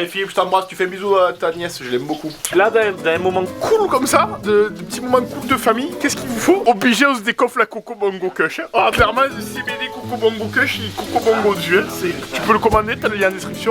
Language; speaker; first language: French; native; French